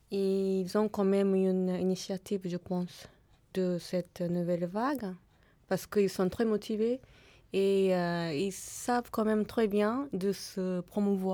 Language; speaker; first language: French; non-native, fluent; Japanese